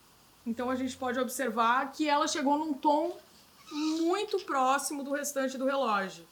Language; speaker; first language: Portuguese; native; Portuguese